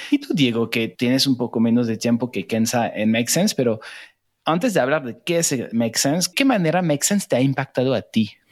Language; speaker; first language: Spanish; non-native, fluent; French